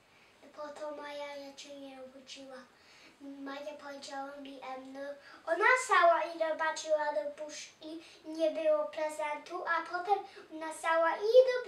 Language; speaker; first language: Polish; early bilingual, heritage; Polish